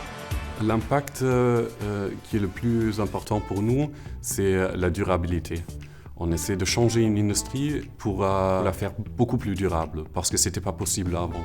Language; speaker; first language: French; non-native, fluent; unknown